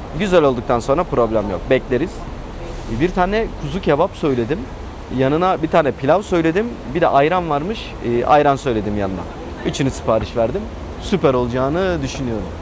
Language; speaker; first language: Turkish; native; Turkish